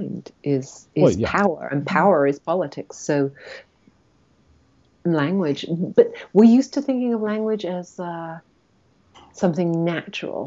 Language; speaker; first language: English; native; English